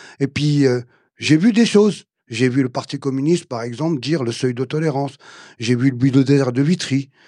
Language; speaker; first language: French; early bilingual, other home language; Arabic